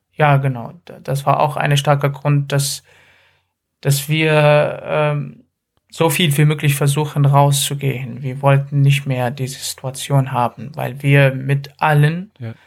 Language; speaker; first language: German; non-native, fluent; Arabic